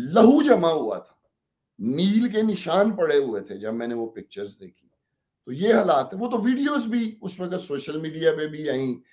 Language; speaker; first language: Urdu; non-native, local second language; Punjabi